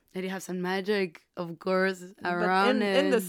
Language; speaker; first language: English; non-native, fluent; Spanish